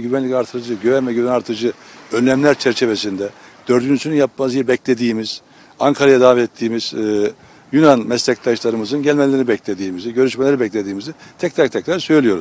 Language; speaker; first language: Turkish; native; Turkish